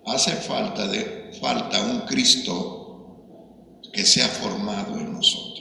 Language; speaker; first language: Spanish; native; Spanish